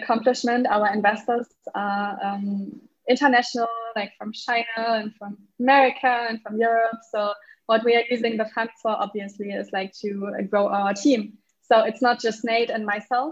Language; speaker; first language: English; non-native, fluent; German